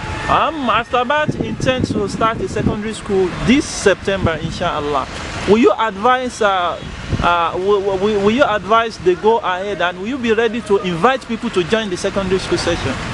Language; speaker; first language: English; non-native, local second language; Yoruba